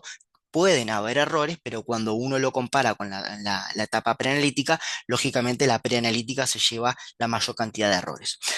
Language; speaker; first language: Spanish; native; Spanish